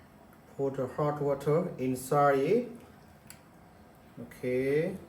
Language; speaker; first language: English; non-native, learner; Khmer